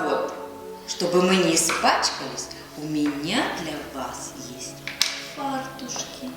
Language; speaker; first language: Russian; native; Russian